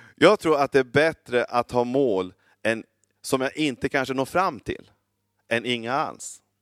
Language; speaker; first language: Swedish; native; Swedish